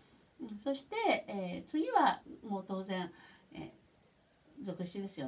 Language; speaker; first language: Japanese; native; Japanese